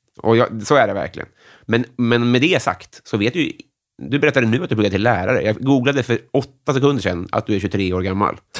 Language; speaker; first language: Swedish; native; Swedish